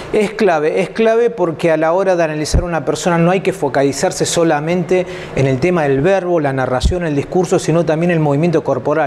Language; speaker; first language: Spanish; native; Spanish